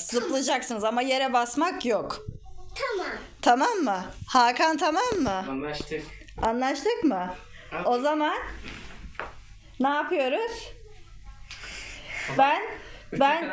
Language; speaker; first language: Turkish; native; Turkish